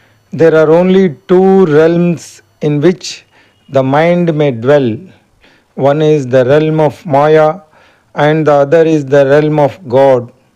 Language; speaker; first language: English; non-native, local second language; Telugu